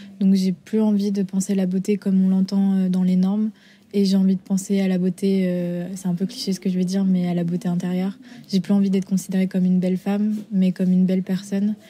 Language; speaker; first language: French; native; French